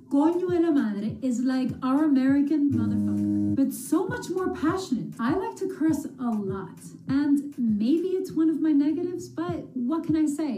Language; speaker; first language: English; early bilingual, other home language; Spanish